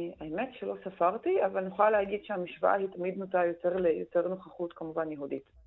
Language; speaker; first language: Hebrew; non-native, local second language; Arabic